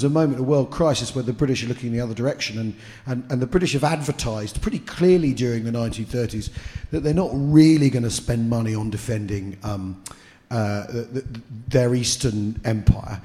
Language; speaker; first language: English; native; English